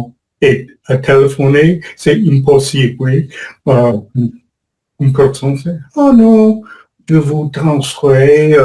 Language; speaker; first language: French; non-native, learner; English